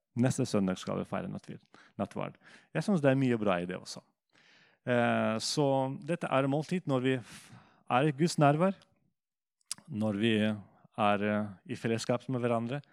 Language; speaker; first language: Norwegian; non-native, fluent; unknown